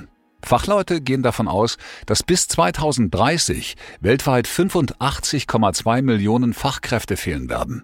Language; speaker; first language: German; native; German